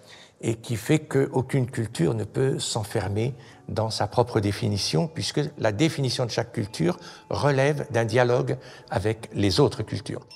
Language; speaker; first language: French; native; French